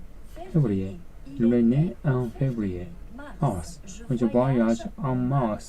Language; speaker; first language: French; non-native, learner; Japanese